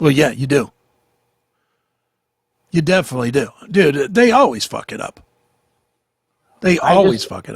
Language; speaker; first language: English; native; English